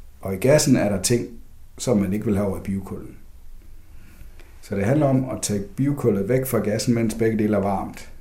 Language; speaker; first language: Danish; native; Danish